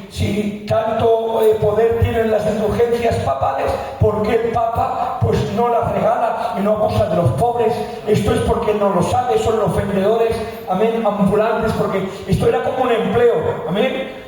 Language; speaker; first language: Spanish; native; Spanish